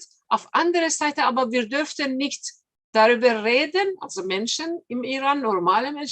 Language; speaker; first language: German; non-native, fluent; Persian